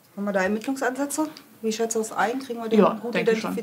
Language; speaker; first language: German; native; German